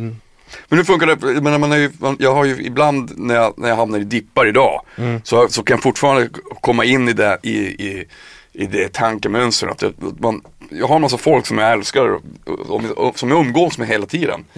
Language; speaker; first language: Swedish; native; Swedish